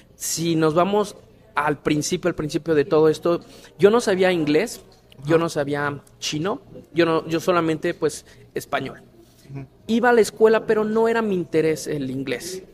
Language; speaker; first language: Spanish; native; Spanish